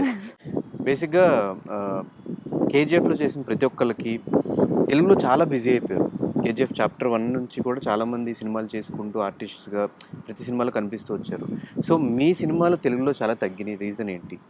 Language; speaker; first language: Telugu; native; Telugu